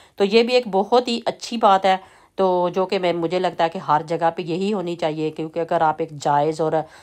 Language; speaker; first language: Urdu; native; Urdu